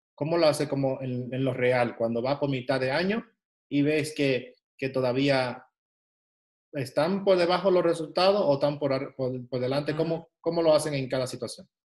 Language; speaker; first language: Spanish; native; Spanish